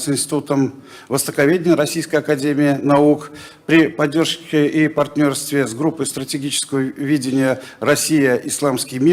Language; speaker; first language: Russian; native; Russian